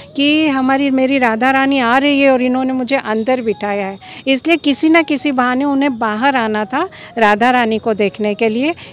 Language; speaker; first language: Hindi; non-native, local second language; Marathi